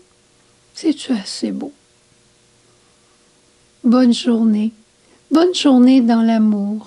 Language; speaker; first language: French; native; French